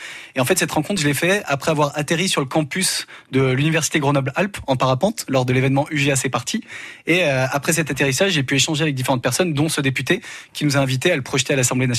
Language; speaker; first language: French; native; French